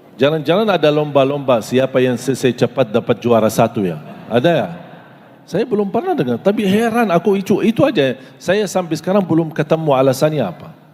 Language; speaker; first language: Indonesian; non-native, fluent; Arabic